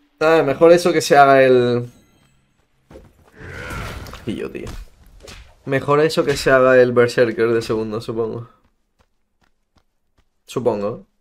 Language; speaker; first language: Spanish; native; Spanish